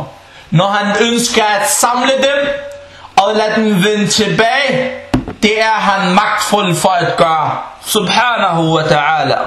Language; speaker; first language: Danish; non-native, fluent; Arabic